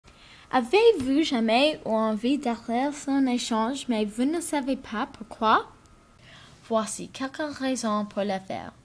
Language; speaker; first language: French; non-native, learner; English